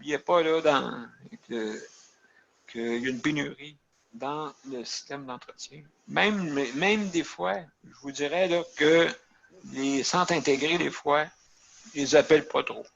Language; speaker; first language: French; native; French